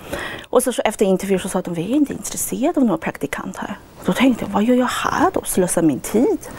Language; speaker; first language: Swedish; non-native, fluent; Chinese